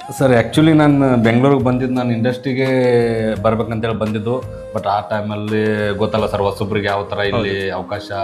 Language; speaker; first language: Kannada; native; Kannada